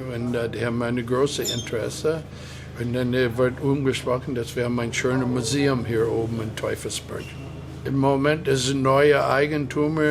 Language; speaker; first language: German; non-native, fluent; English